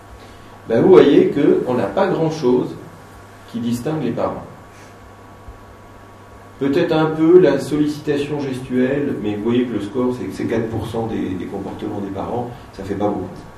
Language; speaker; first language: French; native; French